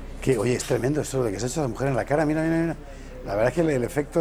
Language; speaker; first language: Spanish; native; Spanish